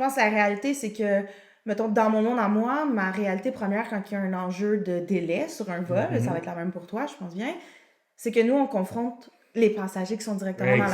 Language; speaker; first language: French; native; French